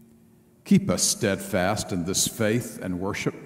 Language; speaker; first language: English; native; English